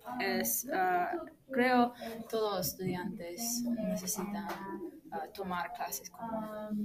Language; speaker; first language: Spanish; non-native, learner; English